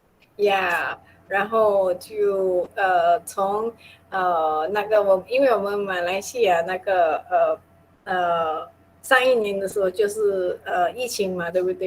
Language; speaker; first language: Chinese; non-native, local second language; Min Nan Chinese